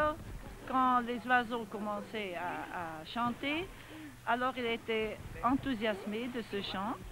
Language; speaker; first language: French; non-native, fluent; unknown